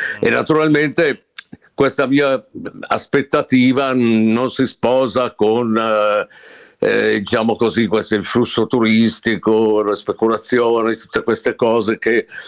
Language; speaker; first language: Italian; native; Italian